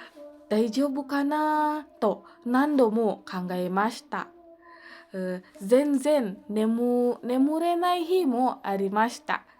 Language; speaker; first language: Japanese; non-native, learner; Indonesian